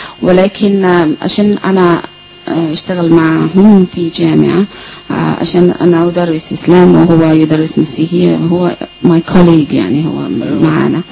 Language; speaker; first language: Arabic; non-native, learner; English